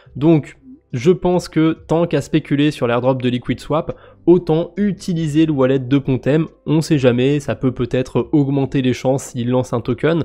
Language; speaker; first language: French; native; French